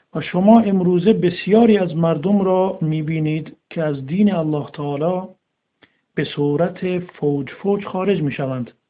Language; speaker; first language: Persian; native; Persian